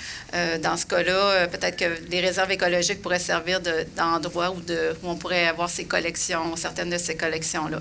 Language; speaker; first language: French; native; French